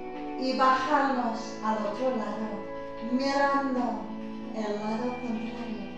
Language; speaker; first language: Spanish; non-native, fluent; English